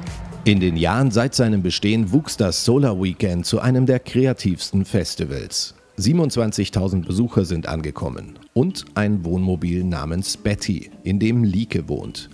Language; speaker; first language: German; native; German